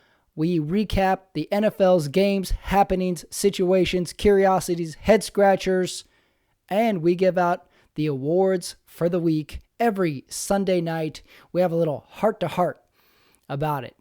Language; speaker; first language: English; native; English